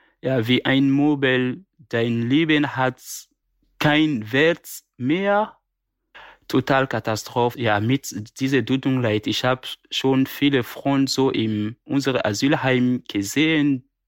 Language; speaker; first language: German; non-native, learner; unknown